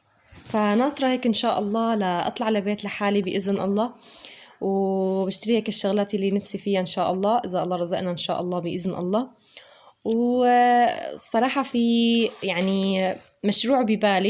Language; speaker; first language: Arabic; native; Arabic